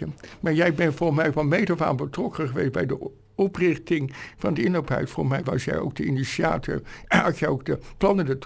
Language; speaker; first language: Dutch; native; Dutch